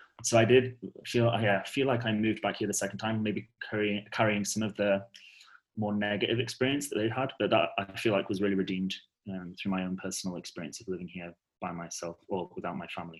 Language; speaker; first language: English; native; English